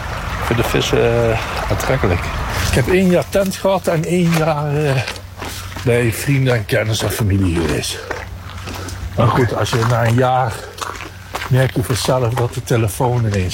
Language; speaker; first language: Dutch; native; Dutch